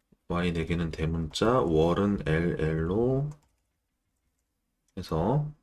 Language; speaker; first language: Korean; native; Korean